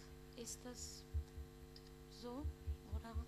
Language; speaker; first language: German; non-native, learner; Greek